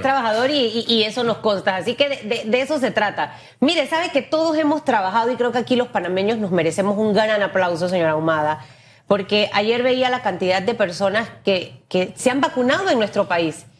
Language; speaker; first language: Spanish; native; Spanish